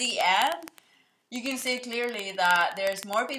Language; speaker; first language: English; non-native, fluent; Spanish